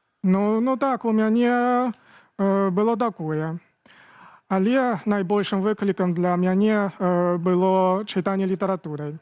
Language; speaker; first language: Belarusian; non-native, fluent; Chinese